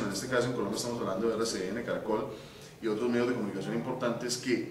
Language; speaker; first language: Spanish; native; Spanish